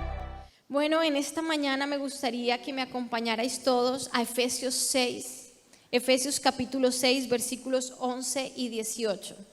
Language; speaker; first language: Spanish; native; Spanish